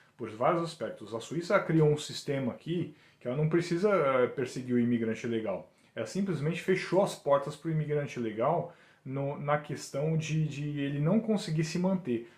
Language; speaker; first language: Portuguese; native; Portuguese